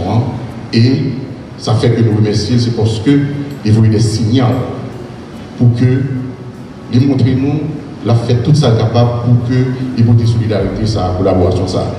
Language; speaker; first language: French; non-native, local second language; Haitian Creole